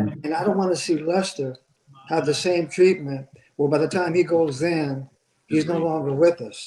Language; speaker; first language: English; native; English